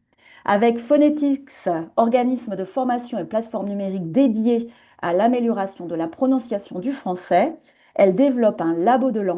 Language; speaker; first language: French; native; French